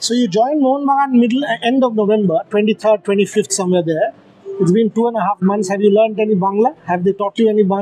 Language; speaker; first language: English; non-native, local second language; Bangla